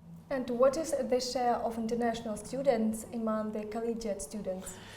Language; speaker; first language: English; non-native, fluent; Ukrainian